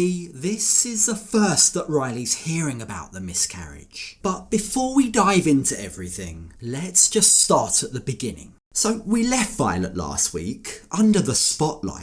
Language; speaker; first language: English; native; English